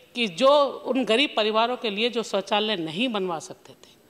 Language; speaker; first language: Hindi; native; Hindi